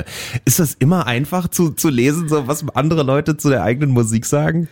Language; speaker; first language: German; native; German